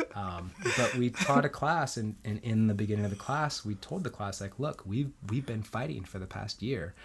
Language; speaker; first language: English; early bilingual, heritage; Spanish